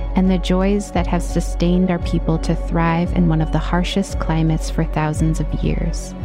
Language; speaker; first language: English; native; English